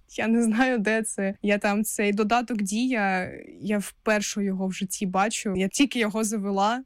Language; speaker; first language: Ukrainian; non-native, local second language; Russian